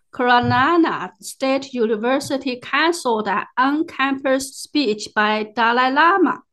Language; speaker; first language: English; non-native, fluent; Chinese